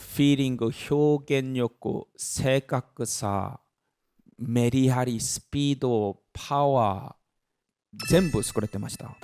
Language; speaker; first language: Japanese; non-native, fluent; Korean